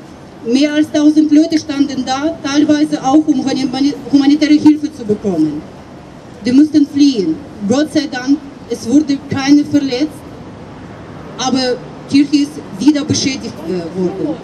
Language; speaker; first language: German; non-native, fluent; Russian